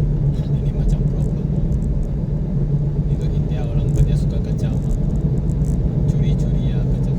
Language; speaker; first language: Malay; non-native, local second language; Chinese